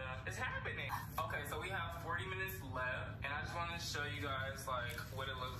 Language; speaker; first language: English; native; English